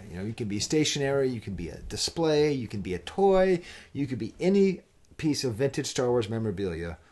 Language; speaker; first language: English; native; English